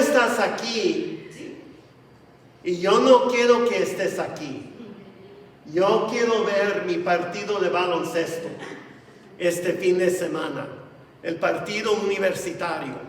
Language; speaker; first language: Spanish; non-native, fluent; English